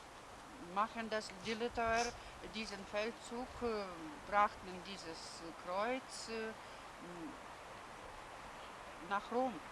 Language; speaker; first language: German; non-native, fluent; Lithuanian